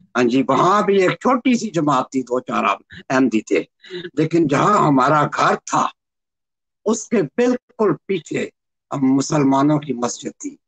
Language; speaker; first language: Urdu; native; Urdu